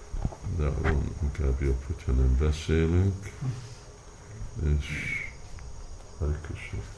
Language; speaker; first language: Hungarian; early bilingual, heritage; Hungarian